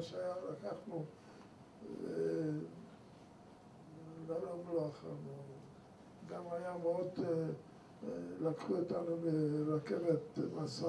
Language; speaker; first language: Hebrew; non-native, fluent; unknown